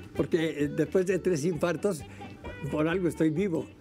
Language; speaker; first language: Spanish; native; Spanish